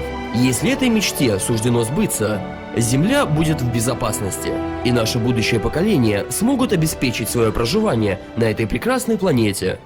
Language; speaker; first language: Russian; native; Russian